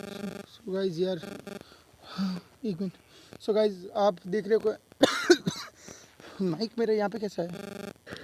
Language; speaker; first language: Hindi; native; Hindi